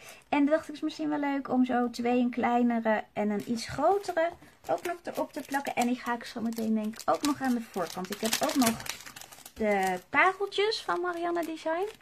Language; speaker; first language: Dutch; native; Dutch